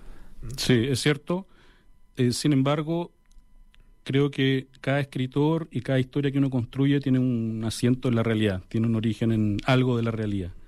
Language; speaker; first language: Spanish; native; Spanish